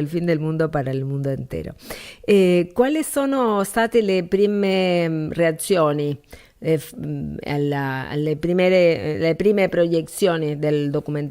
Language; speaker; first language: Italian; non-native, learner; Spanish